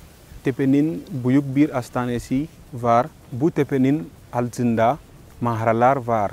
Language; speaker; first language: Turkish; non-native, learner; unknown